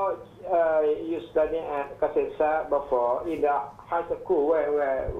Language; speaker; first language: English; non-native, learner; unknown